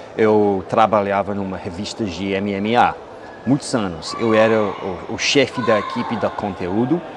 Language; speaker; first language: Portuguese; non-native, fluent; English